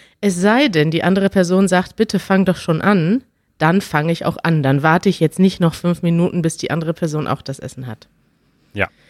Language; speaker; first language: German; native; German